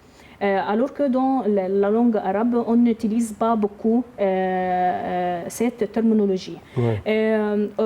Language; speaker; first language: French; non-native, learner; Arabic